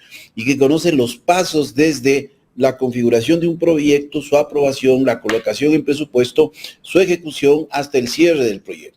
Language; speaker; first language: Spanish; native; Spanish